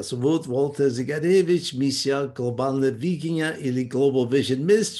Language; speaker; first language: Russian; early bilingual, heritage; Russian